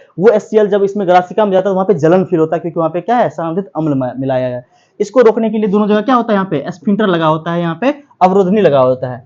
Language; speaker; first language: Hindi; native; Hindi